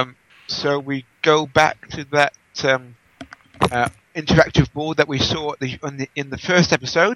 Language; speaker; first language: English; native; English